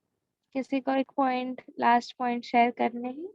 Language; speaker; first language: Hindi; native; Hindi